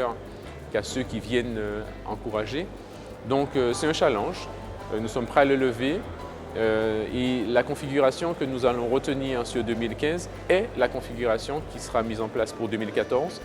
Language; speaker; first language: French; native; French